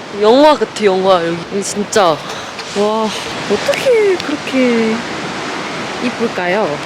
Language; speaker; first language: Korean; non-native, fluent; Chinese